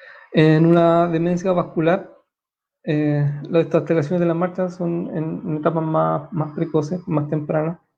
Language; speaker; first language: Spanish; native; Spanish